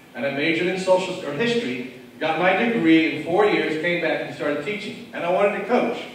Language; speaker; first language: English; native; English